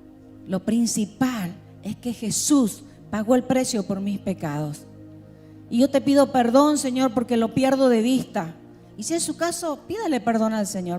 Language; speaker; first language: Spanish; native; Spanish